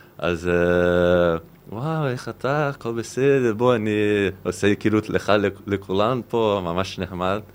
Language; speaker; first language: Hebrew; non-native, fluent; Portuguese